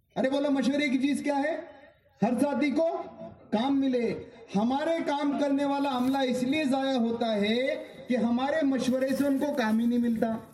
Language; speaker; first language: Urdu; native; Urdu